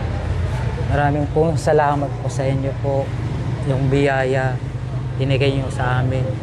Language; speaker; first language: Filipino; native; Filipino